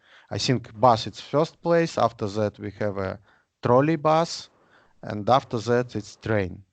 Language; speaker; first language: English; non-native, learner; Russian